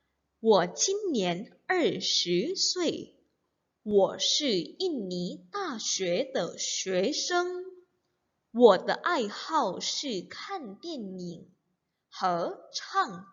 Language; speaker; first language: Chinese; non-native, fluent; Indonesian